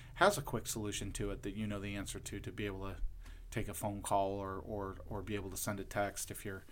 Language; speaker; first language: English; native; English